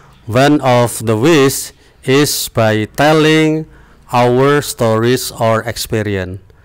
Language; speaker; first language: English; non-native, fluent; Indonesian